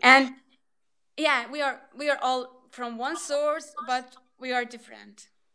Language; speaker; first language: English; non-native, fluent; Albanian